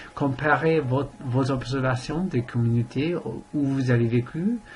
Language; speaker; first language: French; non-native, fluent; English